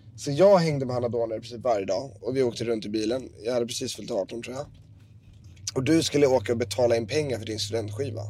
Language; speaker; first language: Swedish; native; Swedish